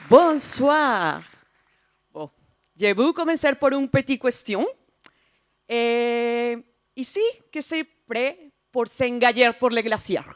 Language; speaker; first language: French; non-native, fluent; Spanish